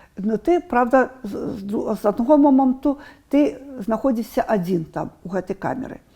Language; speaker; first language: Belarusian; non-native, local second language; Russian